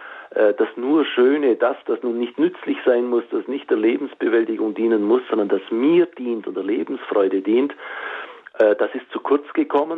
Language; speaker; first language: German; native; German